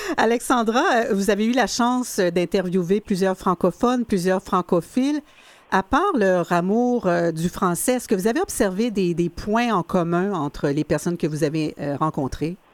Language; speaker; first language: French; native; French